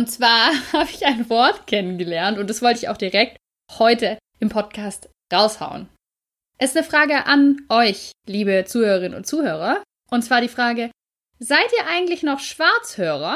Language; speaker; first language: German; native; German